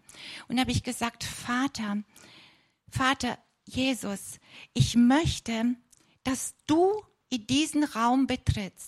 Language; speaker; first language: German; non-native, fluent; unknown